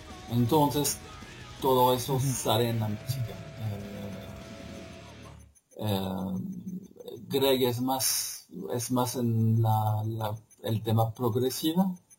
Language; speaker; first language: Spanish; non-native, fluent; French